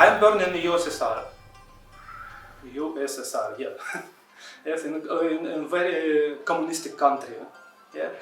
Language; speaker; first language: English; non-native, learner; Russian